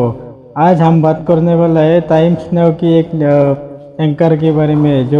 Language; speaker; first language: Hindi; non-native, local second language; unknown